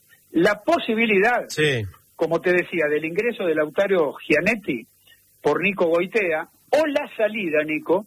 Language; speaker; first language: Spanish; native; Spanish